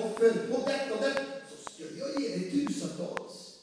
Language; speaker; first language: Swedish; non-native, fluent; Portuguese